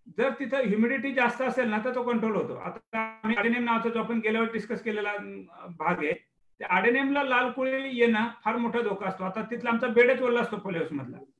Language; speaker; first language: Marathi; native; Marathi